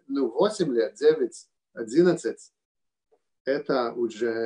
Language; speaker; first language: Russian; early bilingual, heritage; Russian